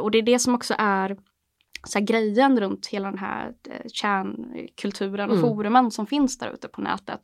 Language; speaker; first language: Swedish; native; Swedish